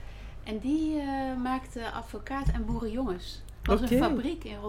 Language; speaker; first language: Dutch; native; Dutch